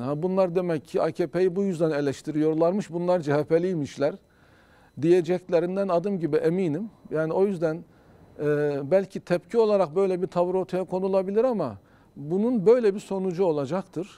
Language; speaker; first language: Turkish; native; Turkish